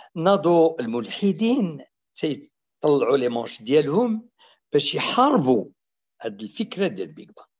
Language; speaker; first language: French; non-native, local second language; Arabic